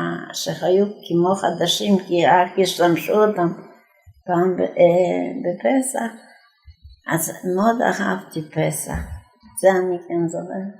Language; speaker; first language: Hebrew; non-native, fluent; Yiddish